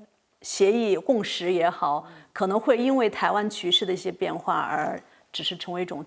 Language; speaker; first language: Chinese; native; Chinese